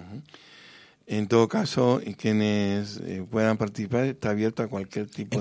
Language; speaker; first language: Spanish; native; Spanish